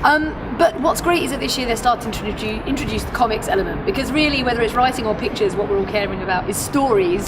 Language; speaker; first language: English; native; English